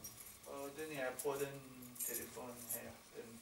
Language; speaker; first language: Danish; non-native, learner; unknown